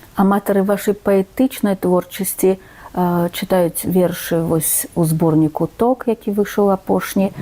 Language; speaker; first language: Belarusian; native; Belarusian